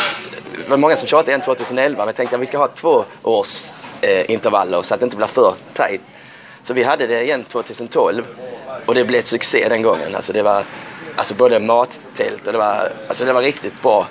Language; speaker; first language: Swedish; native; Swedish